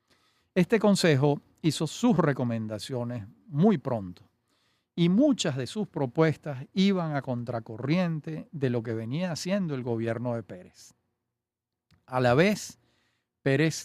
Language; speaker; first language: Spanish; native; Spanish